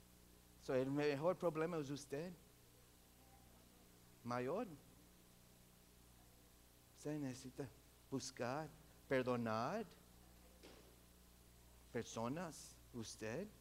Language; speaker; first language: Spanish; non-native, local second language; English